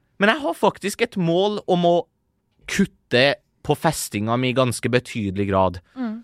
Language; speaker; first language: Norwegian; native; Norwegian